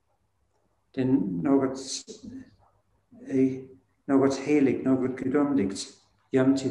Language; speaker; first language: Swedish; non-native, fluent; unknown